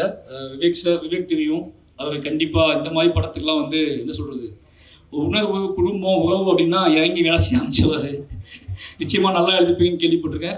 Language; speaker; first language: Tamil; native; Tamil